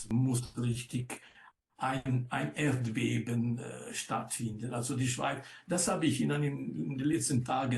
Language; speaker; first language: German; non-native, local second language; Italian